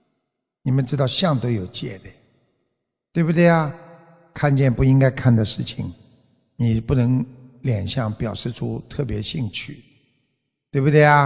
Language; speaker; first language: Chinese; native; Chinese